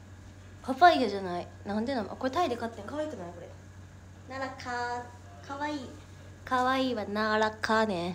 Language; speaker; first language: Japanese; native; Japanese